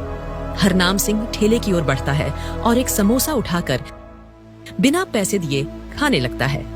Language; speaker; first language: Hindi; native; Hindi